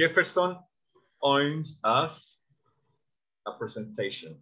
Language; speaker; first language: English; non-native, learner; Spanish